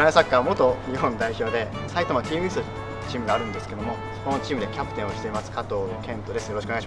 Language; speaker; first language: Japanese; native; Japanese